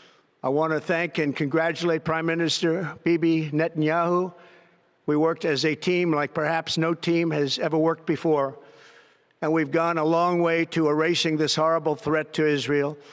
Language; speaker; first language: English; native; English